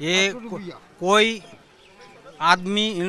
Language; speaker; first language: Hindi; non-native, local second language; Bangla